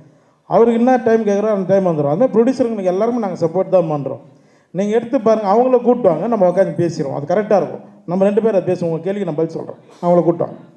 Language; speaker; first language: Tamil; native; Tamil